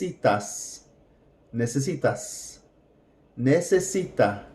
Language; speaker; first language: Spanish; non-native, fluent; English